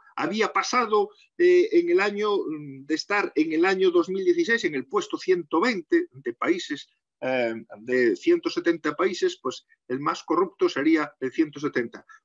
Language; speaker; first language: Spanish; native; Spanish